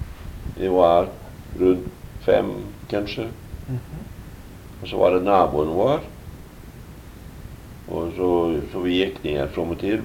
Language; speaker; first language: Norwegian; early bilingual, heritage; Norwegian